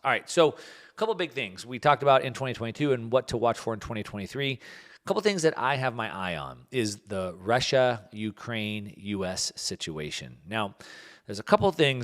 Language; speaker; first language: English; native; English